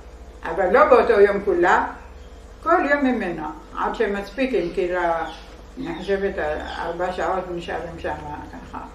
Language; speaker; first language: Hebrew; non-native, fluent; Arabic